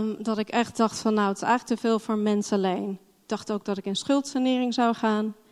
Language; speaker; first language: Dutch; non-native, fluent; English